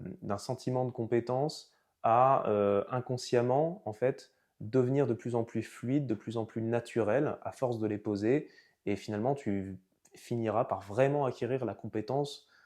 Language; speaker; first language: French; native; French